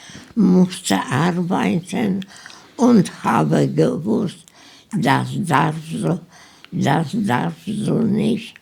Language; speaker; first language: German; non-native, learner; Polish